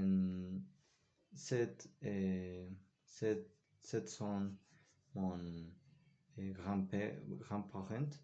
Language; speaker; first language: French; non-native, learner; Spanish